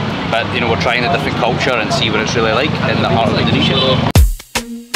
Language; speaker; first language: English; native; English